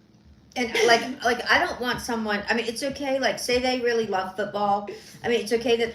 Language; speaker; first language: English; native; English